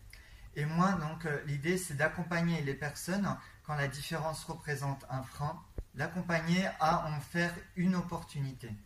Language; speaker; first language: French; native; French